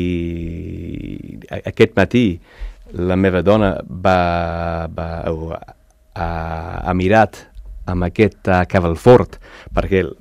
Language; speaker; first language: Catalan; non-native, learner; English